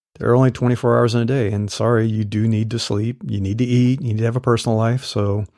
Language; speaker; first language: English; native; English